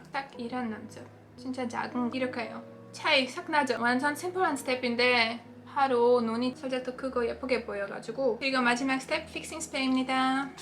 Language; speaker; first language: Korean; non-native, fluent; Latvian